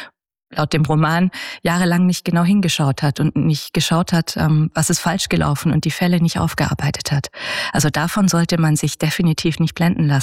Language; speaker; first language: German; native; German